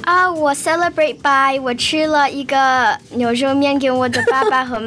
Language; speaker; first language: Chinese; early bilingual, other home language; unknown